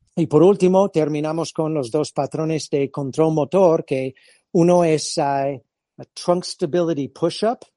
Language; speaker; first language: Spanish; non-native, fluent; English